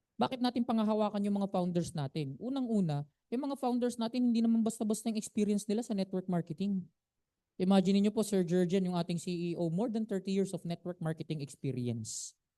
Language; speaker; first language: Filipino; native; Filipino